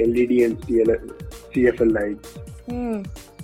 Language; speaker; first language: English; non-native, local second language; Tamil